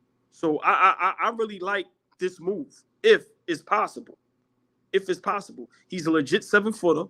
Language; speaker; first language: English; native; English